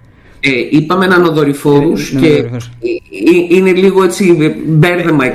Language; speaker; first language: Greek; native; Greek